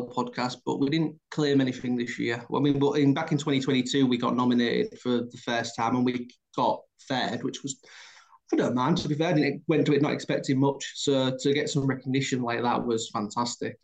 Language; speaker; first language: English; native; English